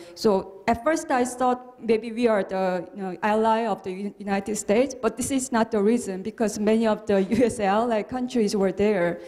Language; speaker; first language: English; non-native, fluent; Korean